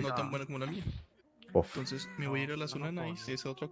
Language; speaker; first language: Spanish; native; Spanish